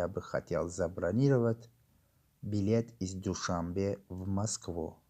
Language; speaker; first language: Russian; non-native, local second language; Tajik